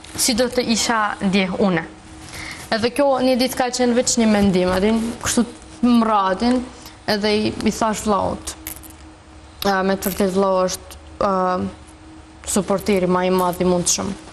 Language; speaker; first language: Albanian; non-native, local second language; Romany